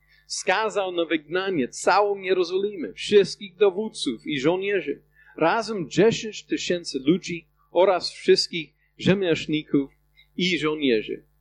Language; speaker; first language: Polish; non-native, fluent; English